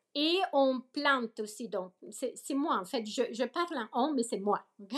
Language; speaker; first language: French; early bilingual, other home language; Spanish